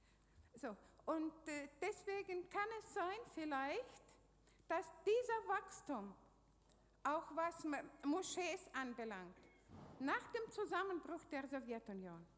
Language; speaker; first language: German; non-native, fluent; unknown